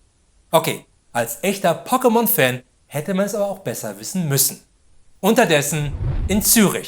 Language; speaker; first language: German; native; German